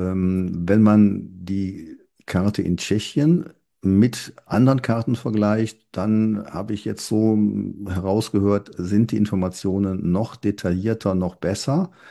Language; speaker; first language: German; native; German